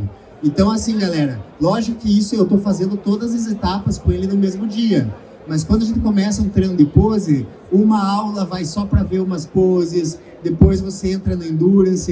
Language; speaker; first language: Portuguese; native; Portuguese